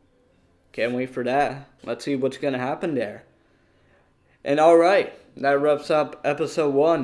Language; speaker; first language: English; native; English